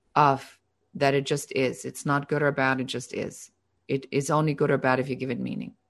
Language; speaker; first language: English; non-native, fluent; German